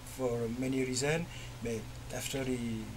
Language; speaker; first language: English; non-native, learner; French